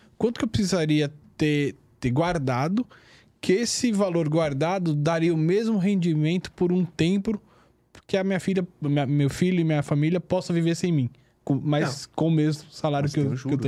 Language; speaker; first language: Portuguese; native; Portuguese